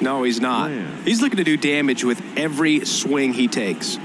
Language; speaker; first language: English; native; English